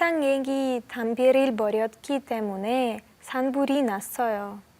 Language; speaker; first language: Korean; non-native, learner; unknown